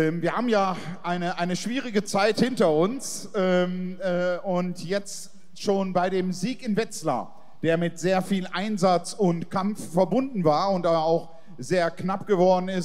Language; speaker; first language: German; native; German